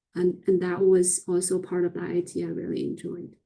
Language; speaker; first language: English; non-native, fluent; Chinese